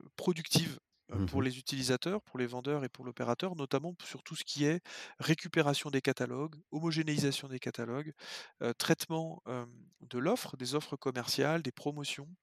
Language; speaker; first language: French; native; French